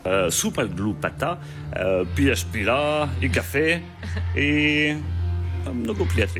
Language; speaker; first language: Bulgarian; non-native, learner; French